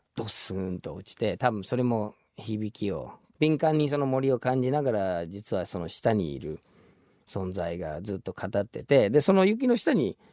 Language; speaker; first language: Japanese; non-native, fluent; English